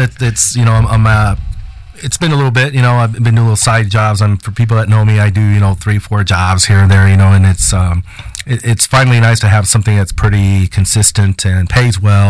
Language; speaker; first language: English; early bilingual, other home language; Spanish